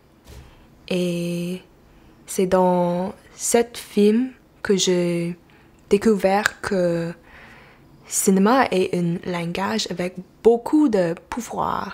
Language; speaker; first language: French; non-native, local second language; English